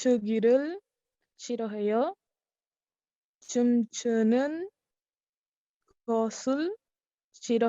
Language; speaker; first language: Korean; non-native, learner; Spanish